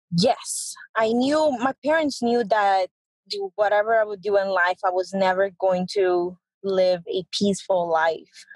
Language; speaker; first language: English; early bilingual, other home language; Spanish